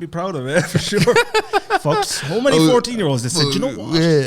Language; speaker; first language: English; native; English